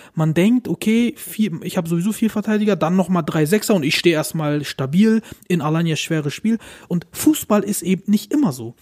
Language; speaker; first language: German; early bilingual, other home language; Turkish